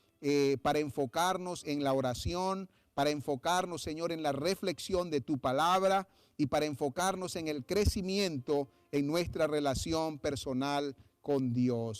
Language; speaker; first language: Spanish; native; Spanish